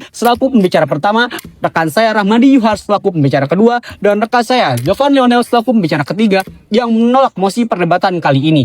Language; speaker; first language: Indonesian; native; Indonesian